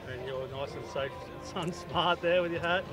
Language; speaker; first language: English; native; English